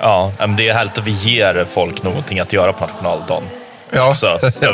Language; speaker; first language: Swedish; native; Swedish